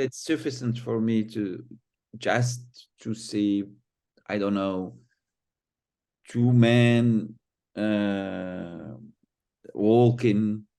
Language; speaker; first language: English; non-native, fluent; Arabic